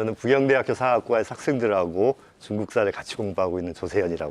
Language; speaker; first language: Korean; native; Korean